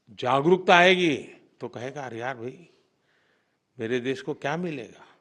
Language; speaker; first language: Hindi; non-native, local second language; Gujarati